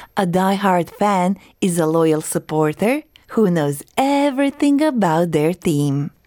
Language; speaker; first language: English; non-native, fluent; Croatian